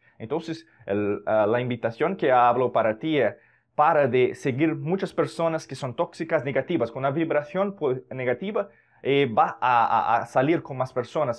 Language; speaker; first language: Spanish; non-native, fluent; Portuguese